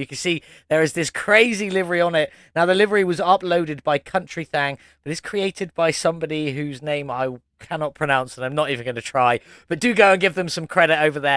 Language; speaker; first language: English; native; English